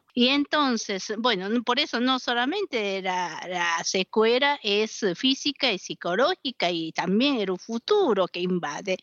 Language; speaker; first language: Spanish; non-native, fluent; Japanese